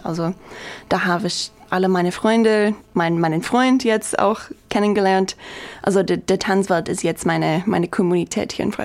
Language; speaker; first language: German; non-native, fluent; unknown